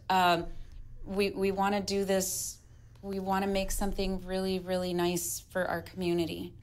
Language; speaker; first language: English; native; English